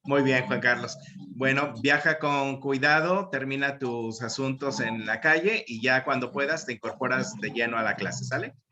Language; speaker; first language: Spanish; native; Spanish